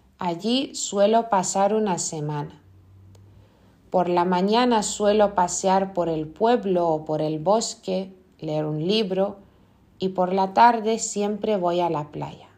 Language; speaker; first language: Spanish; non-native, fluent; Lithuanian